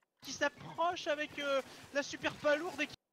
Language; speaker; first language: French; native; French